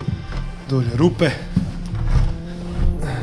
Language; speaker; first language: Croatian; native; Croatian